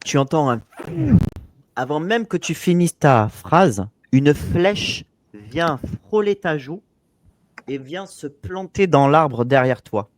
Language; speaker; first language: French; native; French